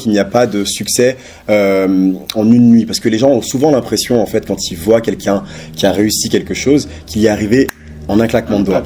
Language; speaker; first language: French; native; French